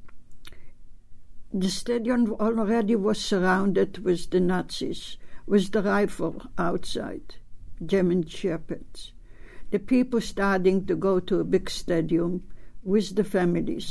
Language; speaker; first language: English; non-native, learner; Polish